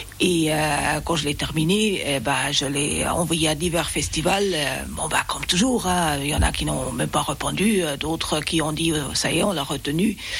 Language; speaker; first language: French; early bilingual, other home language; Italian